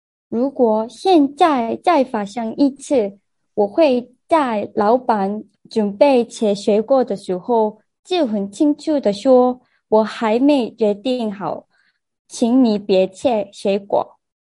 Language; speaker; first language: Chinese; non-native, fluent; Korean